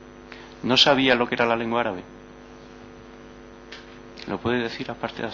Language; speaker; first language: Spanish; native; Spanish